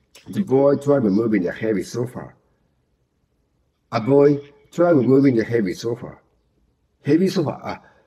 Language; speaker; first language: English; non-native, learner; Japanese